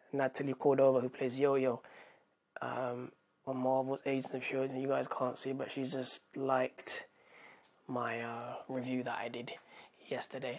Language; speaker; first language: English; native; English